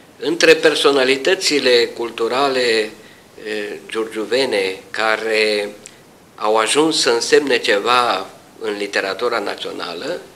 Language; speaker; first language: Romanian; native; Romanian